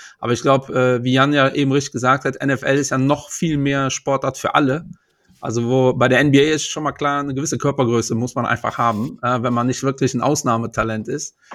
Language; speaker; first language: German; early bilingual, other home language; Portuguese